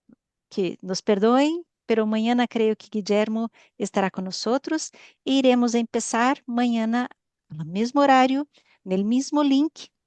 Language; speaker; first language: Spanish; non-native, learner; Portuguese